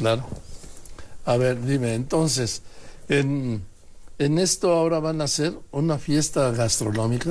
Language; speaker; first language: Spanish; native; Spanish